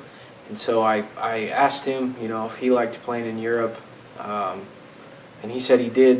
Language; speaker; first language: English; native; English